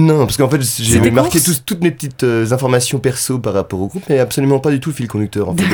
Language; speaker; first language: French; native; French